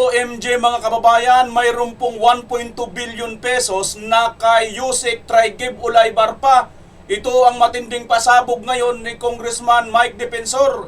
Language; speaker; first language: Filipino; native; Filipino